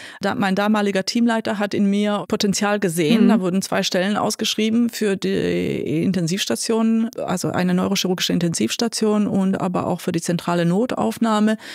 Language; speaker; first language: German; non-native, fluent; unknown